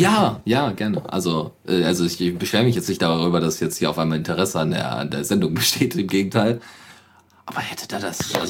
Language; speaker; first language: German; native; German